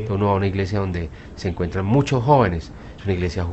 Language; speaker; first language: Spanish; native; Spanish